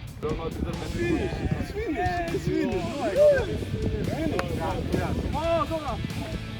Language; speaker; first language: English; non-native, learner; Polish